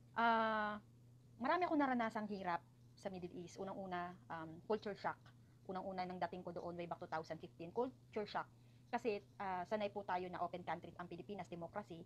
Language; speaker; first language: Filipino; native; Filipino